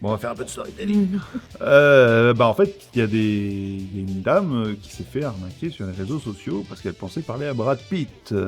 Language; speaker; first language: French; native; French